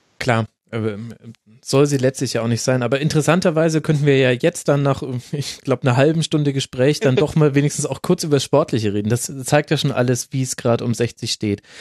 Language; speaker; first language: German; native; German